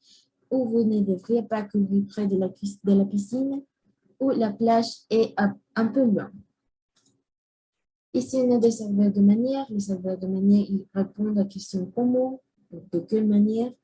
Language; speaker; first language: French; non-native, learner; Spanish